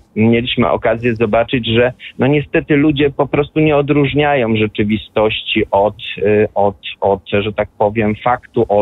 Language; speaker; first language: Polish; non-native, local second language; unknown